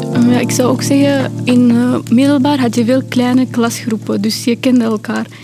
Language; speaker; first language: Dutch; non-native, fluent; Urdu